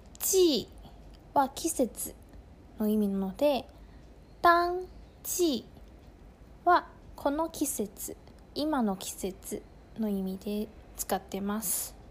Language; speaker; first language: Japanese; non-native, fluent; Chinese